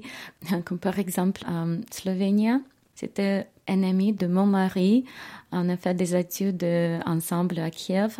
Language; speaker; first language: French; non-native, learner; Ukrainian